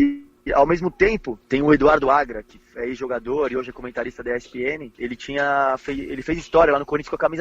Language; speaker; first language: Portuguese; native; Portuguese